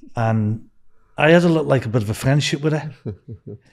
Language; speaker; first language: English; native; English